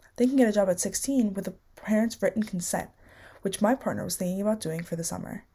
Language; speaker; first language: English; native; English